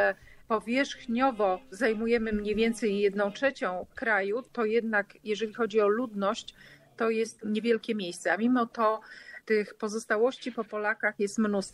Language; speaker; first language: Polish; native; Polish